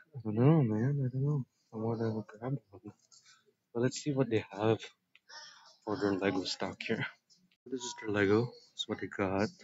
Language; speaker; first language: English; native; English